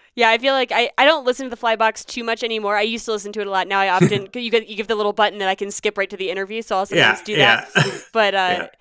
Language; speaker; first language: English; native; English